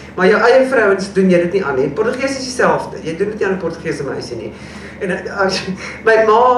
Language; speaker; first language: Afrikaans; non-native, local second language; English